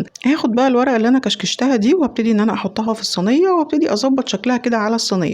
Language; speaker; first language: Arabic; native; Arabic